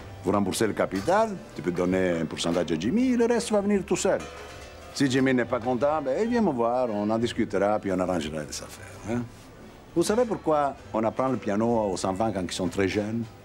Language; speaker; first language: French; native; French